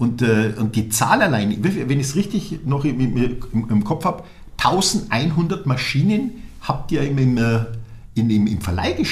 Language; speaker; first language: German; native; German